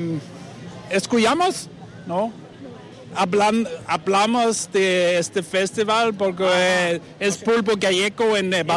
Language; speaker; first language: Spanish; non-native, learner; Danish